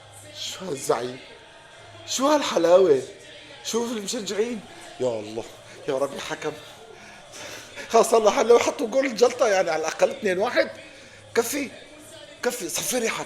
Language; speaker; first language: Arabic; native; Arabic